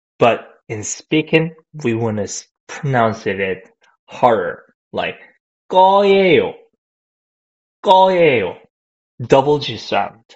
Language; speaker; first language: English; non-native, fluent; Korean